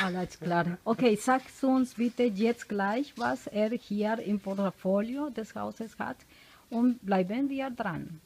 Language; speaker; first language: German; non-native, fluent; Spanish